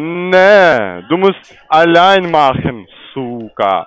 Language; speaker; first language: German; non-native, learner; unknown